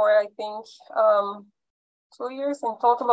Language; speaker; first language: English; non-native, fluent; Turkish